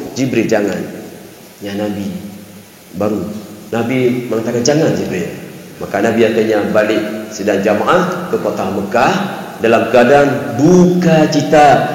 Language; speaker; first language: Malay; non-native, local second language; Achinese